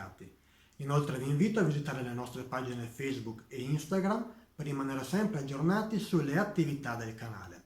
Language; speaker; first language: Italian; native; Italian